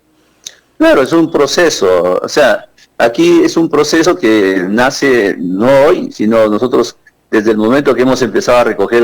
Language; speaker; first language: Spanish; native; Spanish